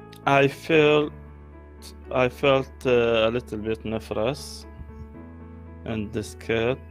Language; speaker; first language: English; non-native, learner; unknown